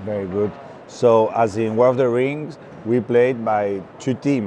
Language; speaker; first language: English; non-native, fluent; Spanish